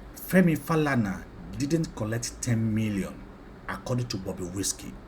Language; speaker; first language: English; non-native, local second language; Yoruba